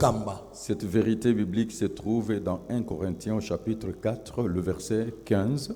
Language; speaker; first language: French; non-native, local second language; Lingala